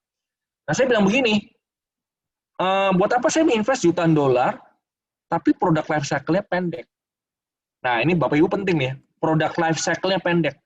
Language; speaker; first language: Indonesian; native; Indonesian